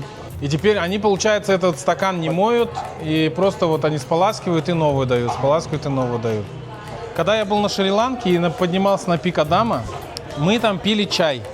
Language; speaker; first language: Russian; native; Russian